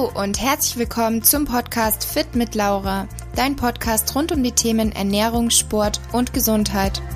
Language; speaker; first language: German; native; German